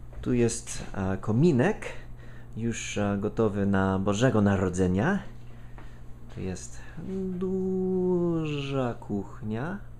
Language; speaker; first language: Polish; non-native, fluent; English